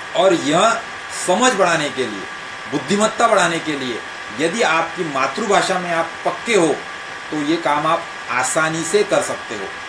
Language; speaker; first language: Hindi; non-native, local second language; Marathi